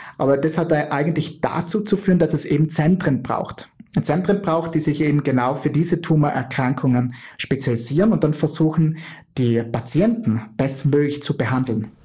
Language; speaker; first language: German; native; German